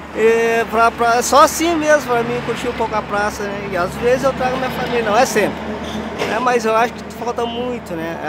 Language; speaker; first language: Portuguese; native; Portuguese